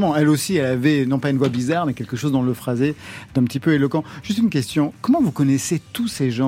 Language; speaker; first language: French; native; French